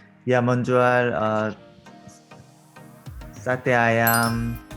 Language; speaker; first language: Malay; non-native, learner; Korean